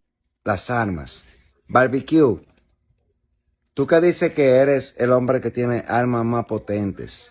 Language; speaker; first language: Spanish; native; Spanish